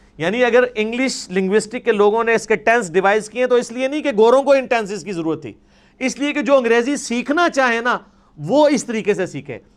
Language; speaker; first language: Urdu; non-native, local second language; Punjabi